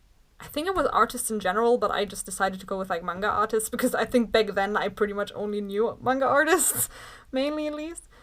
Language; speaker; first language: English; non-native, fluent; German